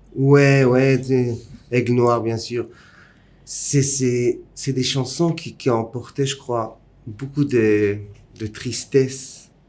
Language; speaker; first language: French; early bilingual, heritage; French